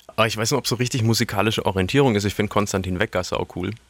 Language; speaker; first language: German; native; German